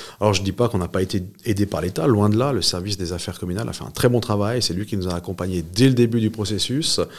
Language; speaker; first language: French; native; French